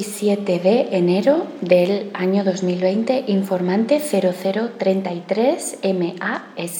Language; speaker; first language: Spanish; native; Spanish